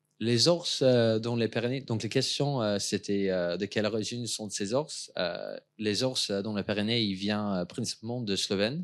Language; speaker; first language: French; non-native, fluent; English